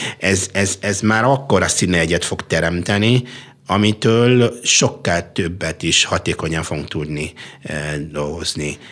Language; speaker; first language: Hungarian; non-native, fluent; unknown